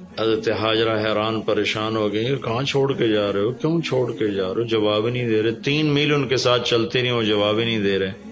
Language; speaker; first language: Urdu; non-native, local second language; Punjabi